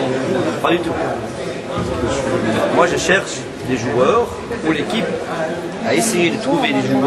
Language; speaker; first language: French; non-native, local second language; Dutch